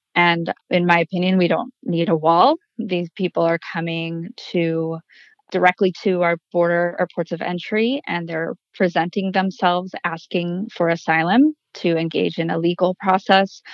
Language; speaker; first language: English; native; English